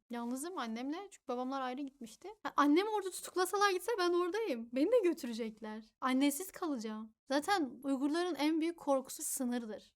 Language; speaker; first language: Turkish; early bilingual, other home language; Uyghur